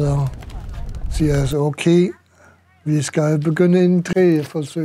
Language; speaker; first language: Danish; non-native, learner; German